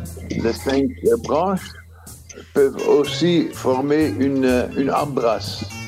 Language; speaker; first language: French; non-native, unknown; Dutch